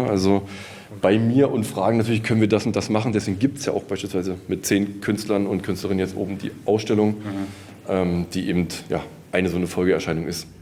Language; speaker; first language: German; native; German